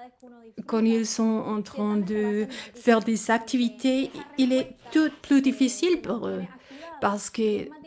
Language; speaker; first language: French; non-native, fluent; Spanish